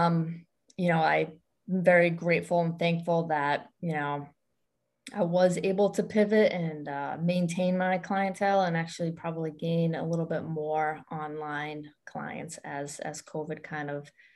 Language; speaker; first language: English; native; English